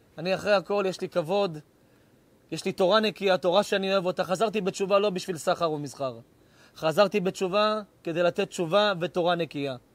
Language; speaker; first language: Hebrew; native; Hebrew